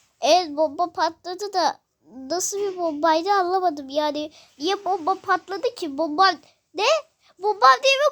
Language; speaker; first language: Turkish; native; Turkish